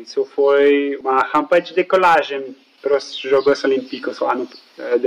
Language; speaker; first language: Portuguese; non-native, fluent; French